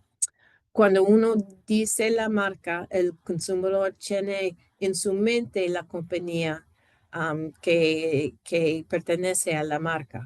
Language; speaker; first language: Spanish; non-native, fluent; English